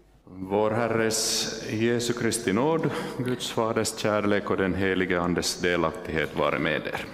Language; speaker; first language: Swedish; non-native, local second language; Finnish